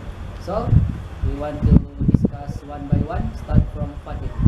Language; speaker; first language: English; non-native, learner; Malay